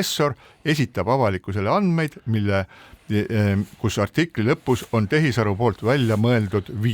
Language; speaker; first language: Estonian; native; Estonian